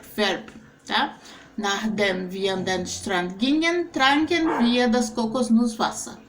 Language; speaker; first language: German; non-native, fluent; Portuguese